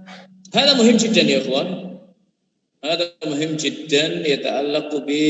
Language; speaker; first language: Arabic; non-native, fluent; Indonesian